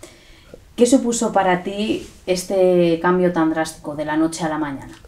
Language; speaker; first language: Spanish; native; Spanish